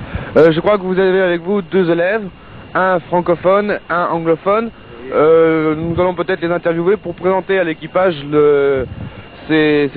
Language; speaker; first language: French; native; French